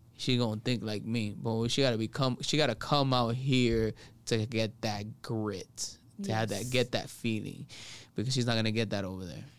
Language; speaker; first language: English; early bilingual, other home language; Spanish